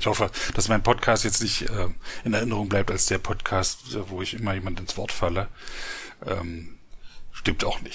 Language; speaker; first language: German; native; German